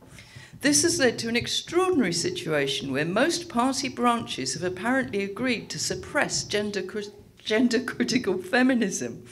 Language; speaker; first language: English; native; English